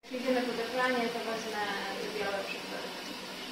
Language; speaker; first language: Polish; native; Polish